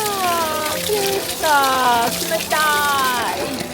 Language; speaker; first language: Italian; non-native, learner; Japanese